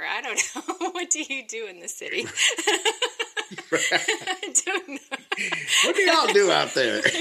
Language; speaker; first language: English; native; English